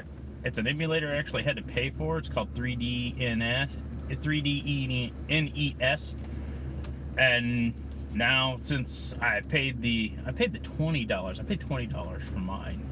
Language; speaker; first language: English; native; English